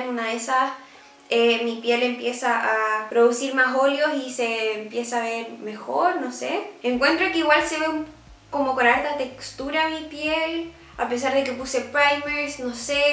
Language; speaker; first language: Spanish; native; Spanish